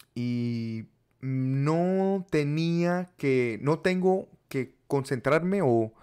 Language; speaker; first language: Spanish; non-native, learner; English